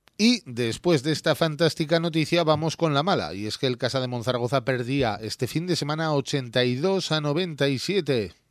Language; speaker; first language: Spanish; native; Spanish